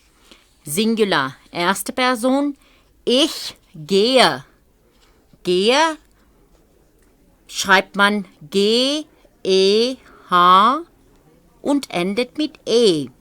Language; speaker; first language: German; non-native, fluent; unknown